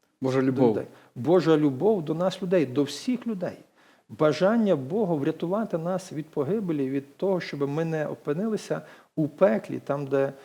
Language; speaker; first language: Ukrainian; native; Ukrainian